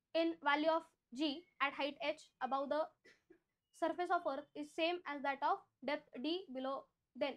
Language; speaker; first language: English; non-native, local second language; Marathi